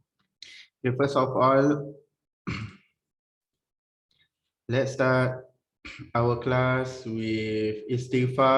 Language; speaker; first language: English; non-native, local second language; Malay